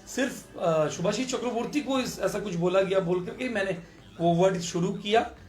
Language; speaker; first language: Hindi; non-native, local second language; Bangla